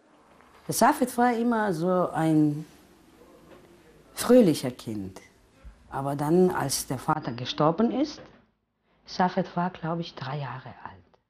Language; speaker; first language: German; non-native, fluent; Romany